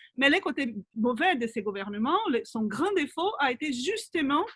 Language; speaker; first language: French; non-native, fluent; Portuguese